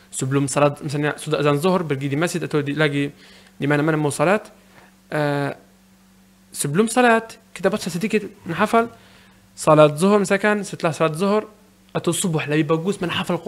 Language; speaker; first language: Indonesian; non-native, learner; Arabic